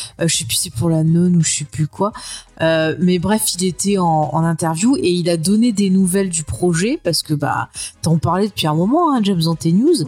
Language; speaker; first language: French; native; French